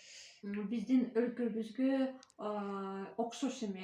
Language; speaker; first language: Kyrgyz; non-native, learner; Russian